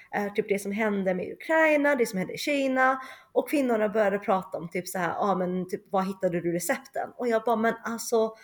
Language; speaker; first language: Swedish; early bilingual, other home language; Chinese